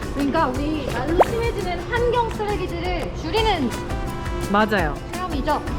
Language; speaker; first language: Korean; native; Korean